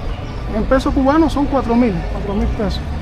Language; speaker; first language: Spanish; native; Spanish